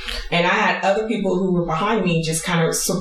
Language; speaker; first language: English; native; English